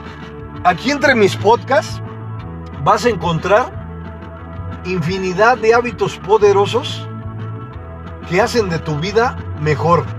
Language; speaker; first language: Spanish; native; Spanish